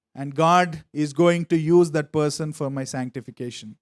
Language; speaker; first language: English; non-native, local second language; Telugu